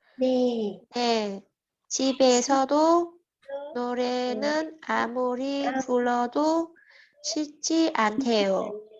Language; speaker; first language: Korean; non-native, learner; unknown